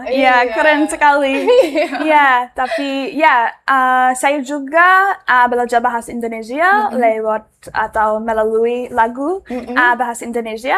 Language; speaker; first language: Indonesian; non-native, learner; English